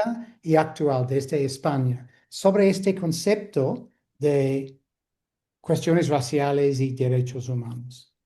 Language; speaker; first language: Spanish; non-native, fluent; English